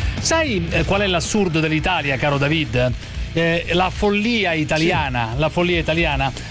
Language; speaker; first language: Italian; native; Italian